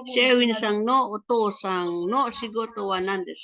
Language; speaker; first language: Japanese; non-native, fluent; Filipino